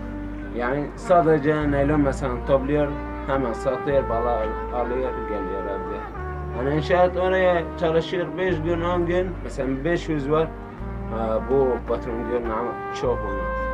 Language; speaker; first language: Turkish; non-native, learner; Arabic